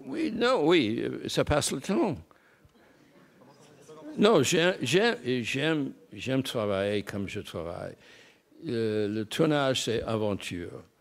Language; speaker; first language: French; non-native, fluent; English